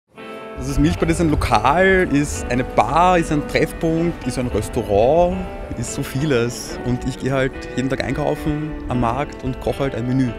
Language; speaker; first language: German; native; German